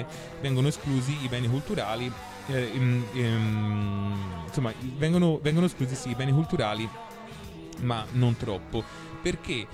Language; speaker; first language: Italian; native; Italian